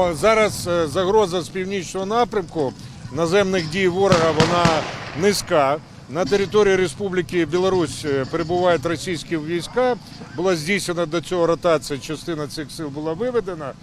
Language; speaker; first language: Ukrainian; native; Ukrainian